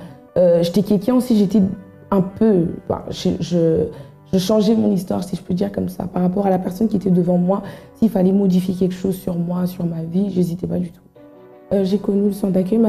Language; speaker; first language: French; native; French